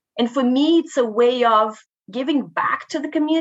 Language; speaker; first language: English; non-native, fluent; Romanian